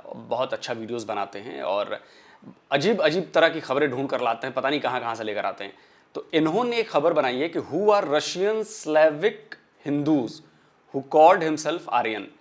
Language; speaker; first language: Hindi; native; Hindi